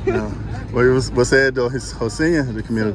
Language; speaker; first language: Portuguese; non-native, learner; English